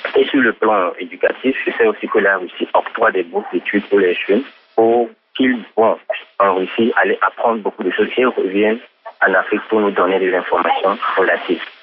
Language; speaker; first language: French; non-native, local second language; Ewe